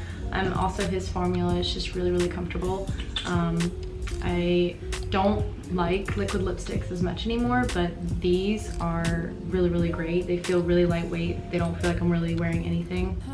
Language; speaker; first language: English; native; English